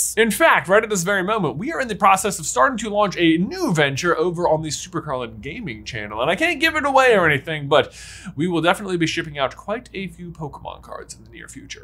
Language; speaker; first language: English; native; English